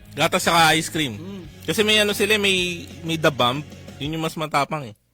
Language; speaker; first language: Filipino; non-native, local second language; Bikol